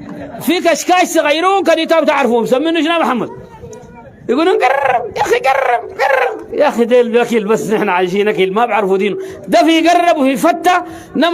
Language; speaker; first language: Arabic; native; Arabic